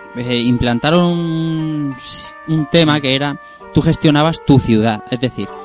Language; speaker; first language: Spanish; native; Spanish